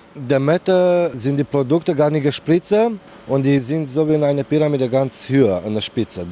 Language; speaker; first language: German; non-native, fluent; Romanian